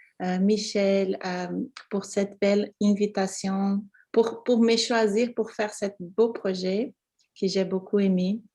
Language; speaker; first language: French; non-native, fluent; Portuguese